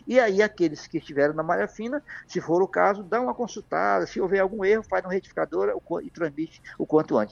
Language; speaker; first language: Portuguese; native; Portuguese